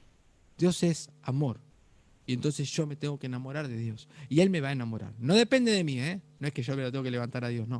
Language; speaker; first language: Spanish; native; Spanish